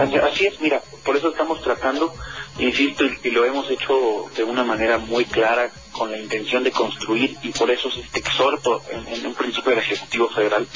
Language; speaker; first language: Spanish; native; Spanish